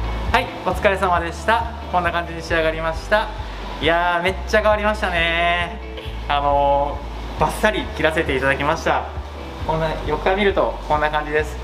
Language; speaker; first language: Japanese; native; Japanese